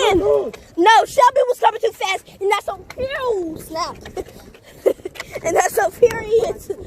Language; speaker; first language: English; native; English